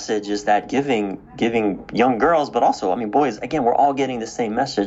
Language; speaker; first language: English; native; English